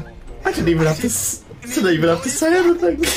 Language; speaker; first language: English; native; English